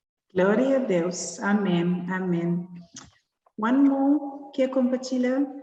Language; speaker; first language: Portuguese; non-native, learner; English